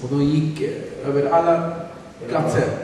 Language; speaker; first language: Swedish; non-native, learner; Spanish